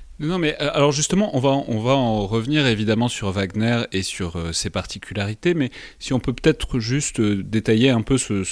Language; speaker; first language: French; native; French